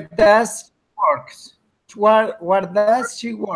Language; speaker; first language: English; non-native, learner; Spanish